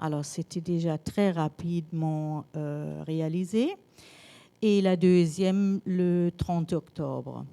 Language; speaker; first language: French; non-native, learner; German